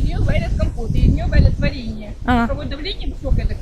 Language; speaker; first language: Russian; native; Russian